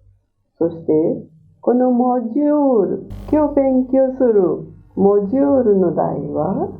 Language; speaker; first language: Japanese; non-native, fluent; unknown